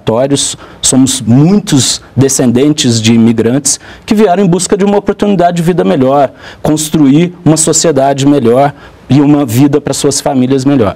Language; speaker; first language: Portuguese; native; Portuguese